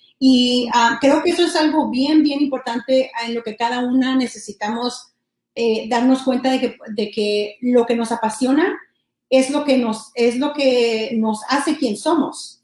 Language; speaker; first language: Spanish; early bilingual, heritage; Spanish